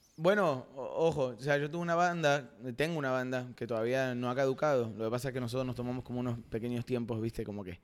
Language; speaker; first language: Spanish; native; Spanish